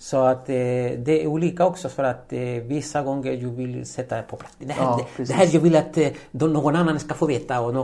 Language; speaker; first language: Swedish; non-native, fluent; Spanish